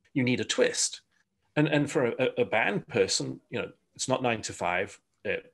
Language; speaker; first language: English; native; English